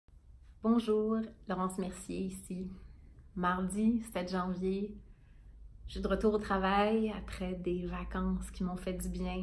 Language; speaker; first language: French; native; French